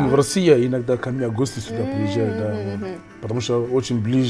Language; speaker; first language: Russian; non-native, learner; English